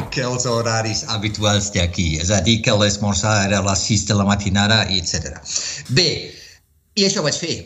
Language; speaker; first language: Catalan; non-native, fluent; German